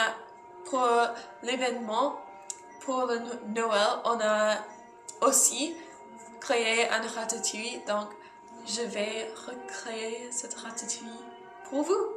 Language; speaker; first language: French; non-native, learner; English